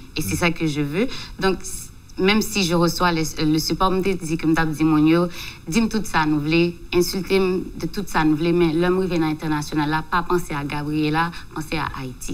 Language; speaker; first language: French; non-native, local second language; Haitian Creole